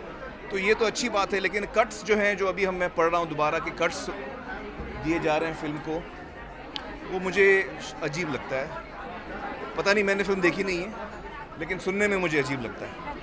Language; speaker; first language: Hindi; native; Hindi